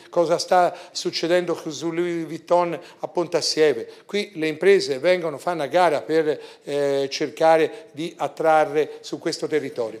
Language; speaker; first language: Italian; native; Italian